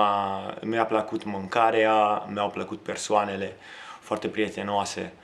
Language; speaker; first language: Romanian; non-native, learner; Italian